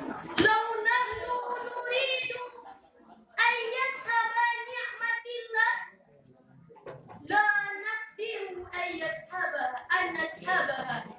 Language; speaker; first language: Arabic; non-native, learner; Indonesian